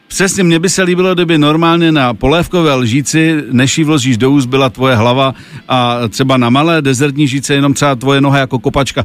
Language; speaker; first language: Czech; native; Czech